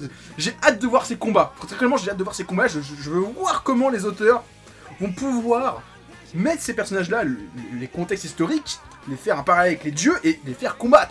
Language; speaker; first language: French; native; French